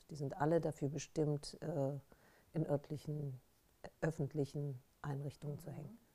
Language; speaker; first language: German; native; German